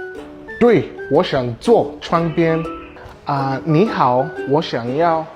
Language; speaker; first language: Chinese; non-native, learner; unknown